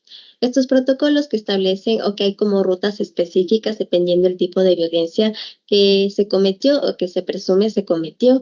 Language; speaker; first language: Spanish; native; Spanish